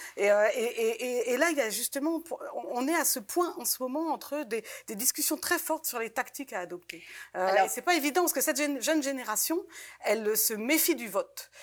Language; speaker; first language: French; native; French